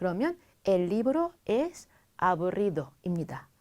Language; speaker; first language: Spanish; non-native, fluent; Korean